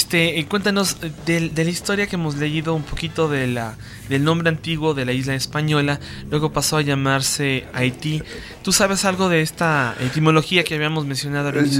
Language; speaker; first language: Spanish; native; Spanish